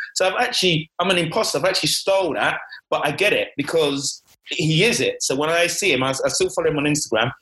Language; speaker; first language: English; native; English